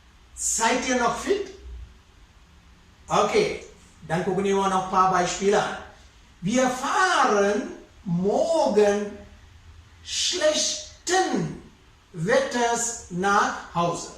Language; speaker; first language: German; non-native, fluent; Sinhala